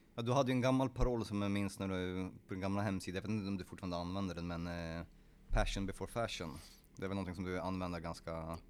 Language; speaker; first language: Swedish; early bilingual, other home language; Polish